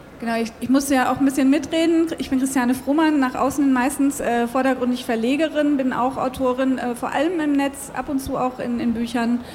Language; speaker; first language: German; native; German